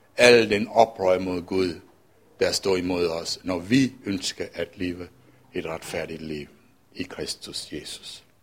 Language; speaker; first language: Danish; non-native, fluent; Sinhala